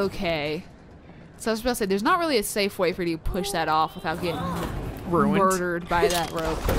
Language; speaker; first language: English; native; English